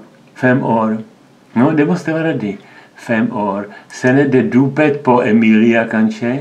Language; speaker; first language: Swedish; non-native, learner; Czech